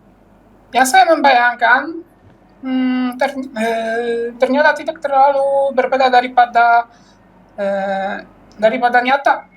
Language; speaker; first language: Indonesian; non-native, fluent; Polish